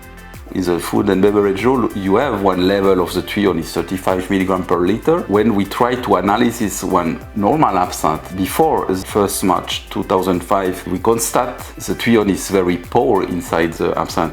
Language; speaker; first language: English; non-native, learner; French